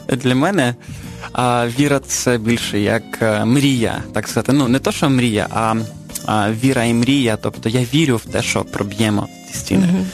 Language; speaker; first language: Ukrainian; native; Ukrainian